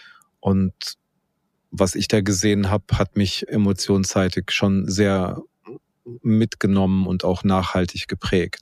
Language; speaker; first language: German; native; German